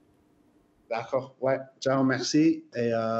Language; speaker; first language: French; non-native, fluent; English